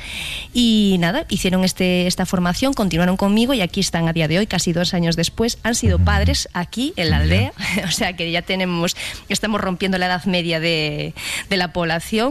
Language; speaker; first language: Spanish; native; Spanish